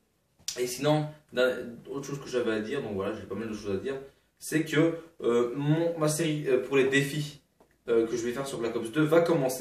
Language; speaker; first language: French; native; French